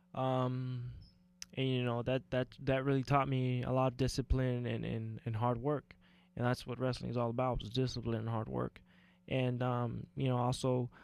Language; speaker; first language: English; native; English